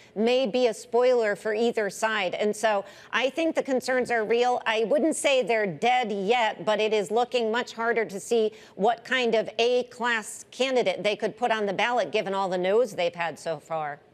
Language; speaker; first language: English; native; English